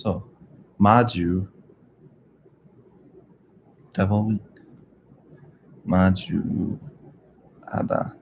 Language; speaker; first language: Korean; non-native, learner; English